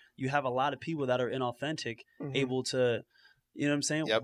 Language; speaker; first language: English; native; English